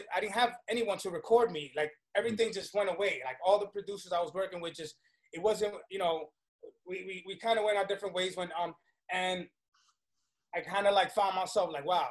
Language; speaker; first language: English; early bilingual, other home language; Spanish